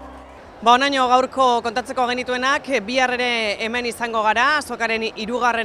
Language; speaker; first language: Basque; native; Basque